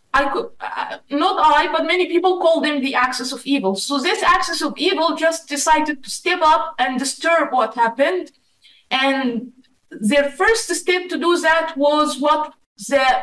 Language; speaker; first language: English; non-native, fluent; Arabic